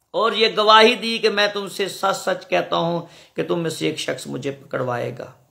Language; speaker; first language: Urdu; non-native, local second language; Punjabi